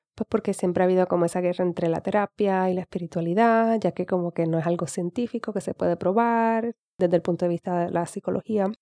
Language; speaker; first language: Spanish; native; Spanish